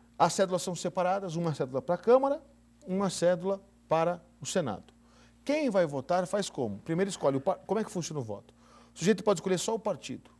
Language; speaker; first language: Portuguese; native; Portuguese